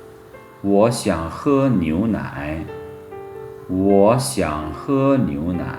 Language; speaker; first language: Chinese; non-native, fluent; Lao